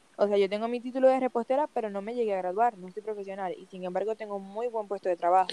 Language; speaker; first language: Spanish; native; Spanish